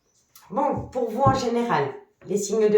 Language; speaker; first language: French; native; French